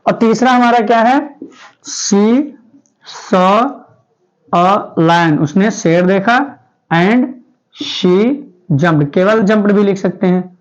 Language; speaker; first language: Hindi; native; Hindi